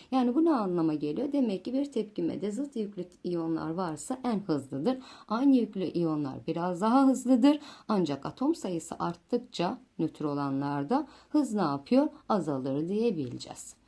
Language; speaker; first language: Turkish; native; Turkish